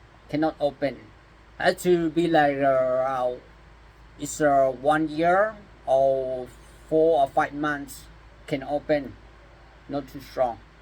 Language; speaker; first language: English; non-native, learner; Thai